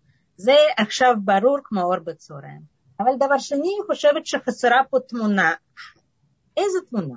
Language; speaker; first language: Hebrew; non-native, fluent; Russian